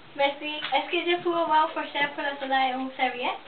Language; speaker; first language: French; non-native, learner; English